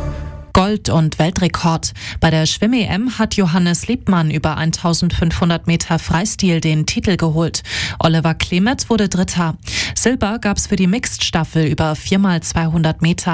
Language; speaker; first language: German; native; German